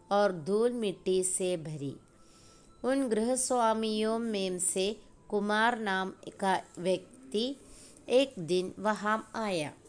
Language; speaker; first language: Hindi; non-native, local second language; Malayalam